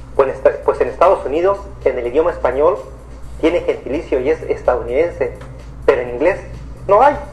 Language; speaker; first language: Spanish; native; Spanish